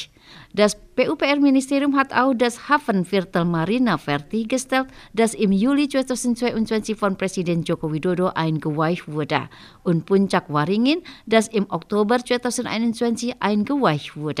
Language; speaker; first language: German; non-native, fluent; Indonesian